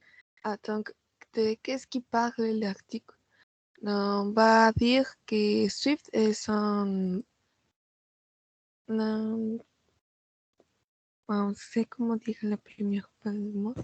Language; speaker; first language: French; non-native, learner; Spanish